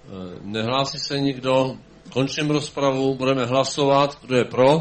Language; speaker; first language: Czech; native; Czech